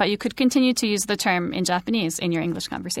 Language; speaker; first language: English; native; English